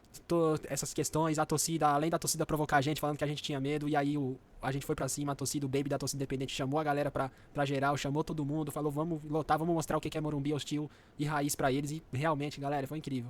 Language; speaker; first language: Portuguese; native; Portuguese